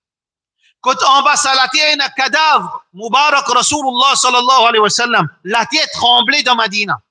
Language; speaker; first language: French; non-native, local second language; Morisyen